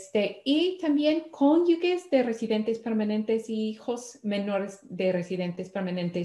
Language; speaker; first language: Spanish; non-native, fluent; English